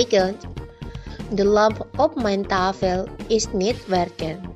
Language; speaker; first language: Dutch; non-native, learner; Indonesian